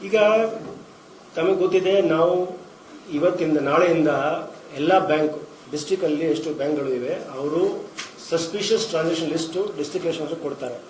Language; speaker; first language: Kannada; non-native, fluent; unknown